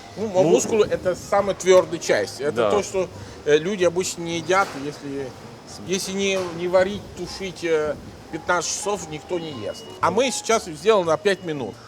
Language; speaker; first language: Russian; non-native, fluent; Italian